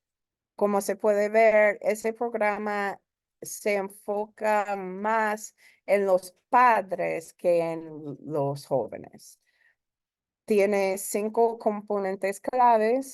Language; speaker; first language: Spanish; early bilingual, heritage; Spanish